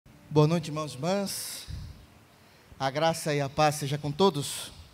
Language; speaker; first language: Portuguese; native; Portuguese